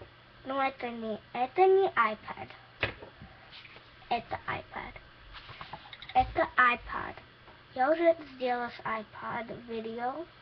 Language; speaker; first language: Russian; early bilingual, heritage; English